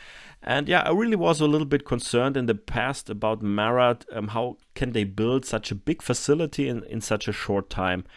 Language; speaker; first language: English; non-native, fluent; German